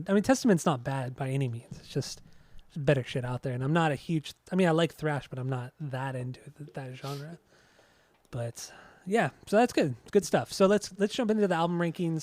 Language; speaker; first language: English; native; English